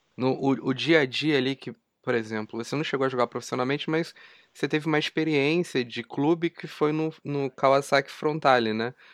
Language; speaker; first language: Portuguese; native; Portuguese